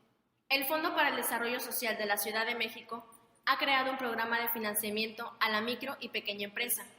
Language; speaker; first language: Spanish; native; Spanish